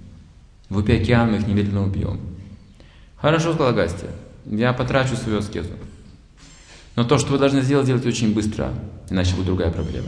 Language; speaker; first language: Russian; native; Russian